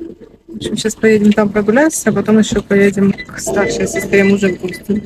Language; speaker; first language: Russian; native; Russian